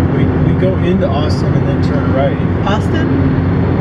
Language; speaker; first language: English; native; English